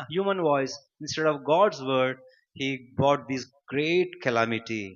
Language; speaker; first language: English; non-native, local second language; Telugu